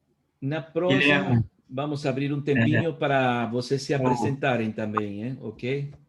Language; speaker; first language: Portuguese; non-native, fluent; Spanish